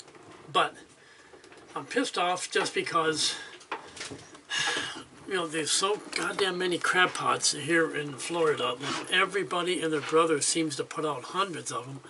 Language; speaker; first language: English; native; English